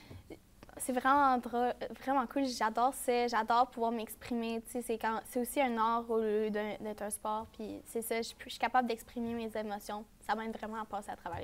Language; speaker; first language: French; native; French